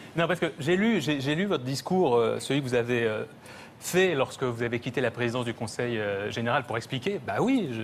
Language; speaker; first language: French; native; French